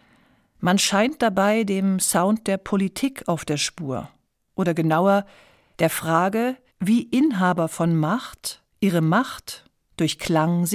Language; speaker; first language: German; native; German